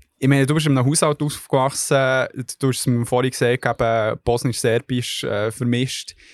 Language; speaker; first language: German; early bilingual, other home language; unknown